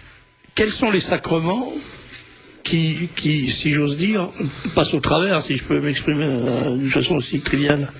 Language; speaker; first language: French; native; French